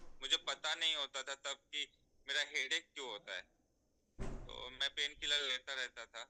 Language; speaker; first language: Hindi; non-native, local second language; Bangla